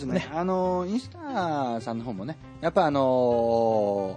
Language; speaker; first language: Japanese; native; Japanese